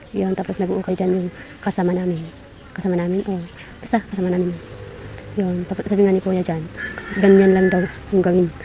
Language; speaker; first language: Filipino; non-native, local second language; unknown